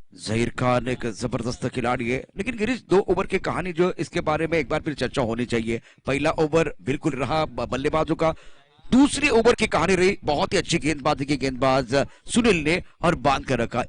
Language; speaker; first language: Hindi; non-native, local second language; Marathi